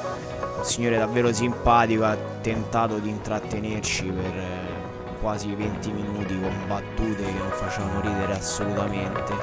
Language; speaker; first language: Italian; native; Italian